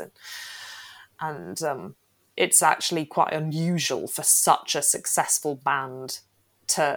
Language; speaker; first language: English; native; English